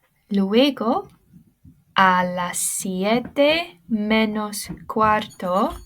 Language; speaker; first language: Spanish; non-native, fluent; English